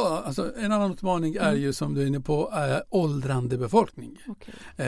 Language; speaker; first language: Swedish; non-native, fluent; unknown